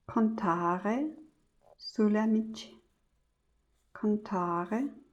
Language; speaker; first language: Italian; non-native, learner; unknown